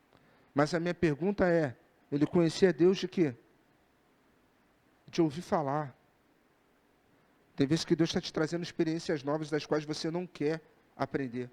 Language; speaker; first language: Portuguese; native; Portuguese